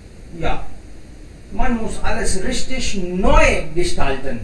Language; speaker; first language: German; non-native, learner; Hindi